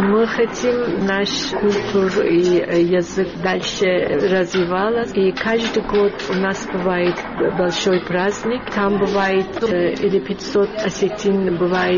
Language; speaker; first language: Russian; non-native, learner; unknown